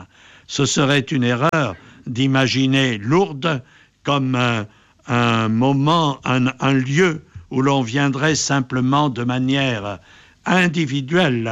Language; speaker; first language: French; native; French